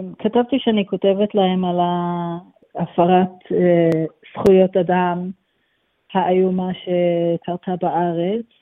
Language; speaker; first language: Hebrew; native; Hebrew